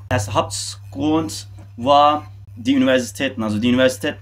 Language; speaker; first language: German; non-native, fluent; Turkish